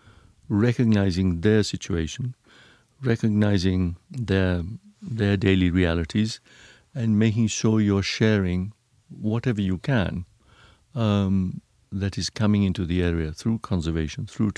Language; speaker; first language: English; non-native, local second language; Punjabi